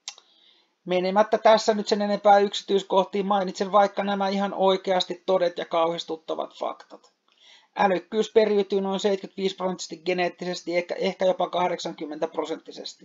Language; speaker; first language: Finnish; native; Finnish